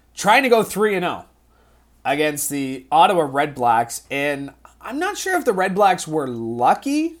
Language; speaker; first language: English; native; English